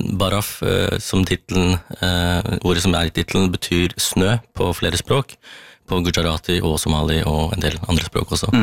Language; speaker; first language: Norwegian; early bilingual, other home language; Tamil